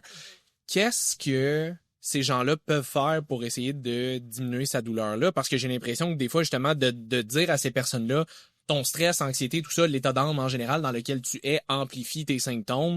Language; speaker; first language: French; native; French